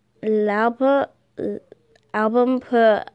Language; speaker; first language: French; non-native, learner; English